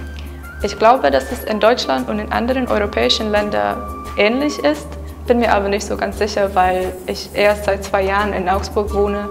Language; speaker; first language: German; non-native, fluent; Czech